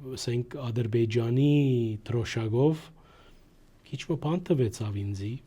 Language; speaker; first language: Armenian; early bilingual, heritage; Armenian